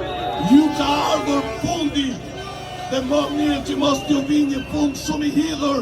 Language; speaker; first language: Albanian; native; Albanian